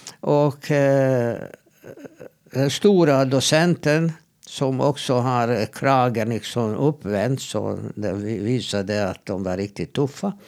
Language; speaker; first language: Swedish; non-native, fluent; Hebrew